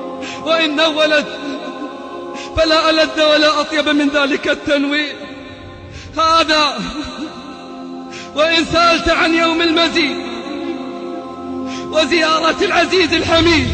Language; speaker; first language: Arabic; native; Arabic